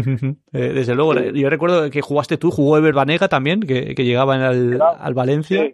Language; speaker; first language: Spanish; native; Spanish